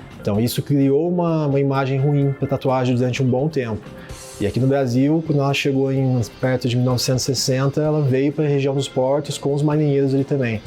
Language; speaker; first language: Portuguese; native; Portuguese